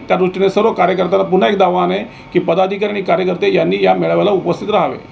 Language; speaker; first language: Marathi; native; Marathi